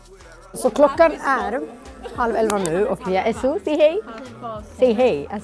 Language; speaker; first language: Swedish; native; Swedish